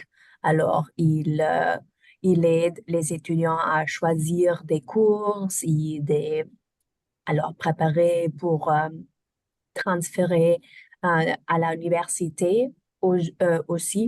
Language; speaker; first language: French; non-native, learner; German